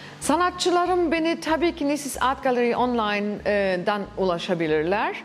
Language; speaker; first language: Turkish; early bilingual, heritage; Turkish